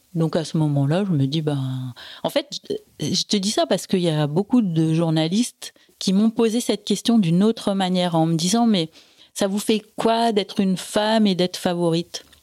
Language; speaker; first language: French; native; French